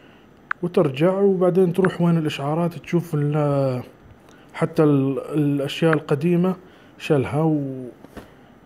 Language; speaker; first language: Arabic; native; Arabic